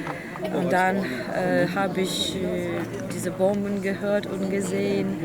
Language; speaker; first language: German; non-native, learner; Ukrainian